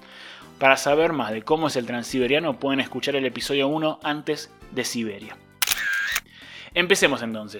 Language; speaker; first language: Spanish; native; Spanish